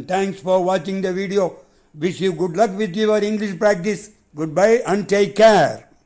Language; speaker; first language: English; non-native, local second language; Tamil